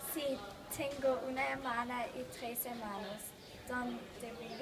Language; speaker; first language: Spanish; non-native, learner; English